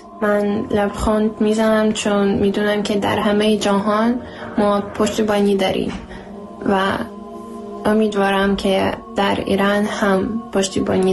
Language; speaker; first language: Persian; non-native, learner; Ukrainian